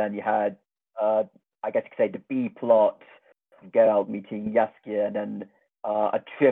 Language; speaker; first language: English; native; English